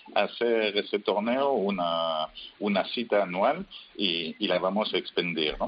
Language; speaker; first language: Spanish; non-native, fluent; French